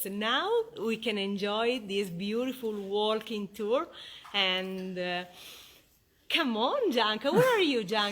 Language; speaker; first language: English; non-native, fluent; Italian